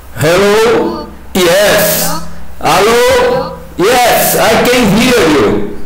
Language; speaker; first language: English; non-native, learner; Portuguese